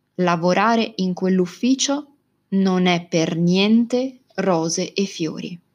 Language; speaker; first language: Italian; native; Italian